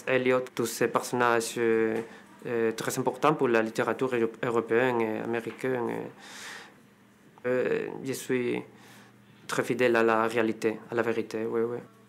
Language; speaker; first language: French; non-native, fluent; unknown